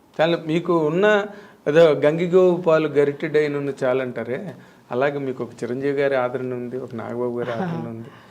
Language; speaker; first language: Telugu; native; Telugu